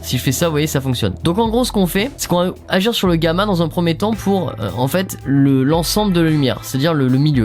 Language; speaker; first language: French; native; French